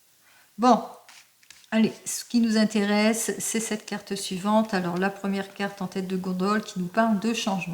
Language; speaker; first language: French; native; French